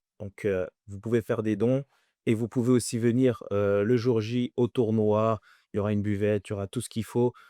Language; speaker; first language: French; early bilingual, other home language; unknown